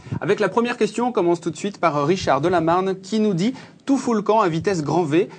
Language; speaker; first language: French; native; French